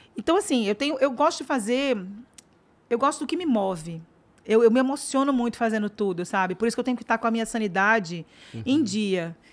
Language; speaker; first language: Portuguese; native; Portuguese